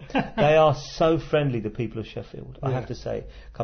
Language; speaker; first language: English; native; English